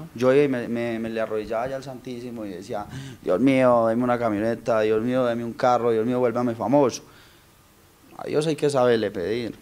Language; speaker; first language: Spanish; native; Spanish